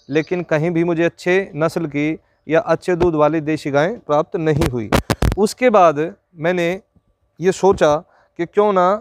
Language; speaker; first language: Hindi; native; Hindi